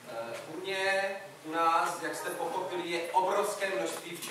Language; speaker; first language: Russian; non-native, learner; Czech